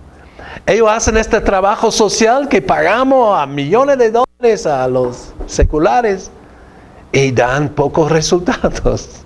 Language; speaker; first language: Spanish; non-native, fluent; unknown